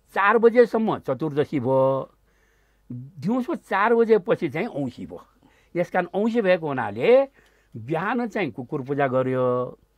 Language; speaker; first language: Nepali; non-native, local second language; Newari